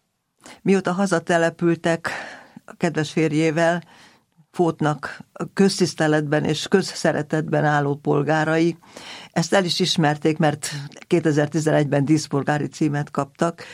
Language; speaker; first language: Hungarian; native; Hungarian